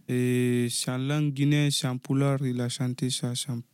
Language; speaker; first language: French; non-native, local second language; Fula